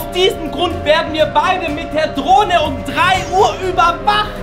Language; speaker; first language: German; native; German